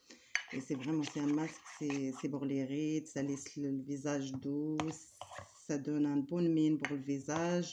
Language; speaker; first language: French; non-native, learner; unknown